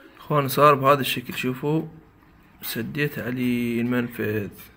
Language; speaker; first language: Arabic; native; Arabic